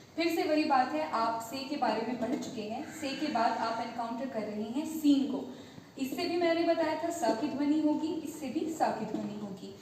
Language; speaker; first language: Hindi; native; Hindi